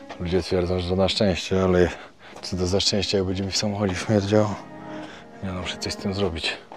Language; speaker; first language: Polish; native; Polish